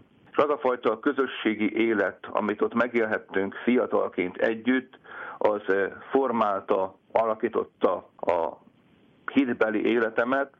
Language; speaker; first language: Hungarian; native; Hungarian